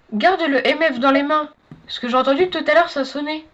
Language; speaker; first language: French; native; French